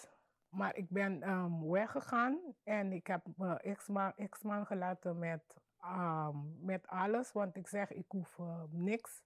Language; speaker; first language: Dutch; non-native, local second language; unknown